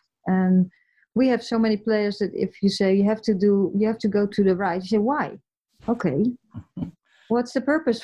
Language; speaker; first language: English; non-native, fluent; Dutch